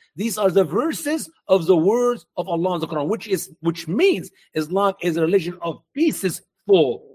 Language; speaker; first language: English; non-native, fluent; Arabic